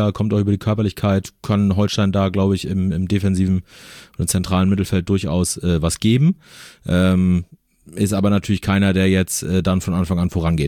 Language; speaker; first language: German; native; German